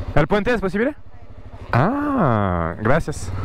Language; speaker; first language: Spanish; non-native, learner; French